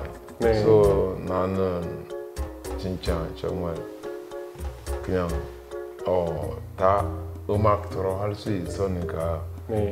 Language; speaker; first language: Korean; non-native, learner; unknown